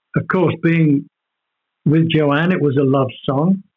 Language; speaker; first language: English; native; English